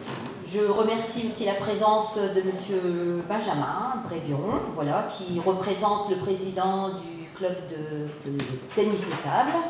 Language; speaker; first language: French; native; French